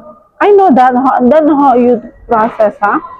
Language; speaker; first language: English; non-native, learner; Indonesian